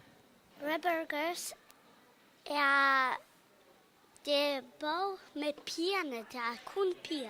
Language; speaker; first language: Danish; early bilingual, other home language; Polish